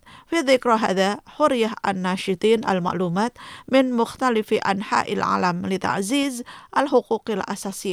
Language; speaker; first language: Arabic; non-native, fluent; Indonesian